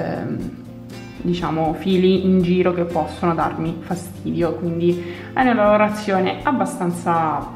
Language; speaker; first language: Italian; native; Italian